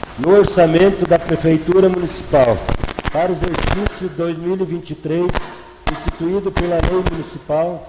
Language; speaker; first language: Portuguese; native; Portuguese